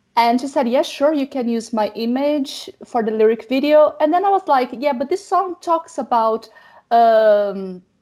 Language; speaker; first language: English; non-native, fluent; Portuguese